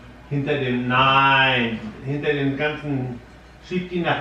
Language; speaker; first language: German; native; German